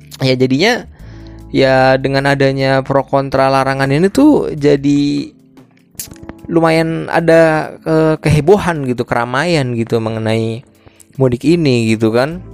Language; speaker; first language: Indonesian; native; Indonesian